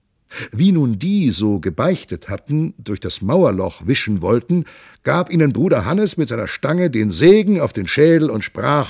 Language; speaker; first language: German; native; German